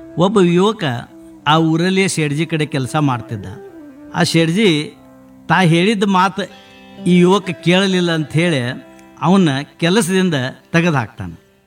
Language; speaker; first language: Kannada; native; Kannada